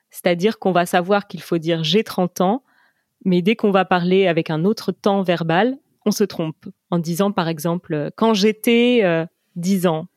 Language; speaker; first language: French; native; French